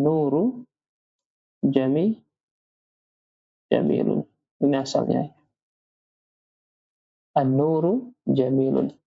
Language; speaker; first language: Arabic; non-native, fluent; Indonesian